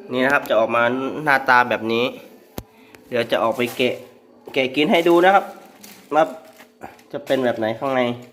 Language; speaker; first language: Thai; non-native, local second language; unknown